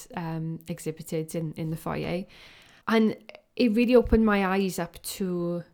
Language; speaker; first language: English; native; English